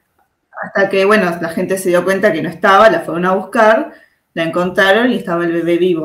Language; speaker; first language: Spanish; native; Spanish